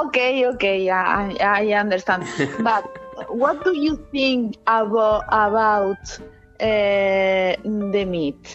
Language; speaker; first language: English; non-native, learner; Spanish